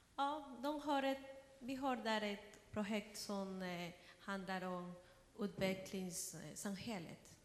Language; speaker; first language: Swedish; non-native, learner; Spanish